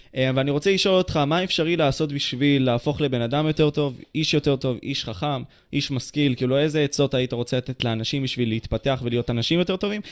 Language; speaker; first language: Hebrew; native; Hebrew